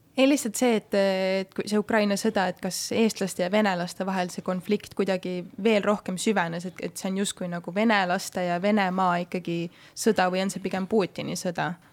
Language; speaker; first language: Estonian; native; Estonian